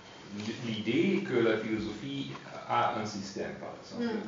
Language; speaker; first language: French; non-native, fluent; German